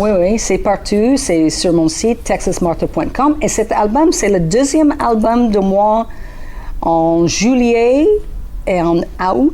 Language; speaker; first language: French; non-native, learner; English